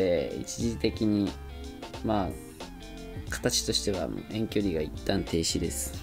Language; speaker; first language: Japanese; native; Japanese